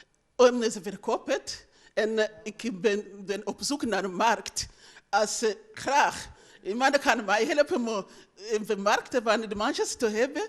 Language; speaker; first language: Dutch; non-native, learner; Rundi